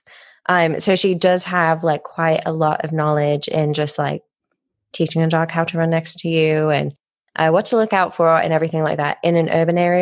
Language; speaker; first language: English; native; English